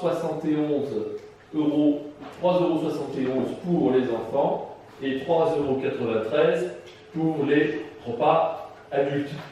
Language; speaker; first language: French; native; French